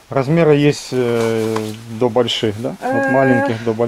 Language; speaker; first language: Russian; native; Russian